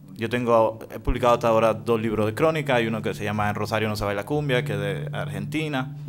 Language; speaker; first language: Spanish; native; Spanish